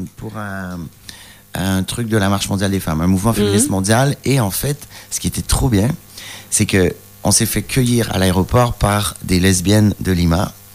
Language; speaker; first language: French; native; French